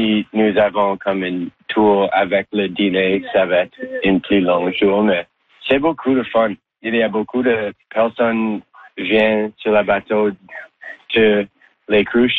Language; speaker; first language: French; non-native, local second language; English